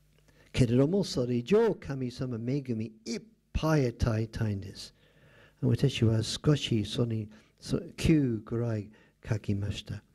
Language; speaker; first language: Japanese; non-native, fluent; English